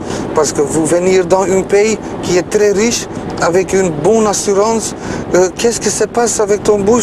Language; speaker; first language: French; non-native, learner; Turkish